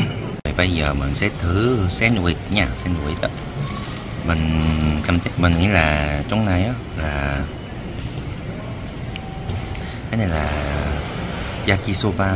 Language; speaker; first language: Vietnamese; non-native, learner; Korean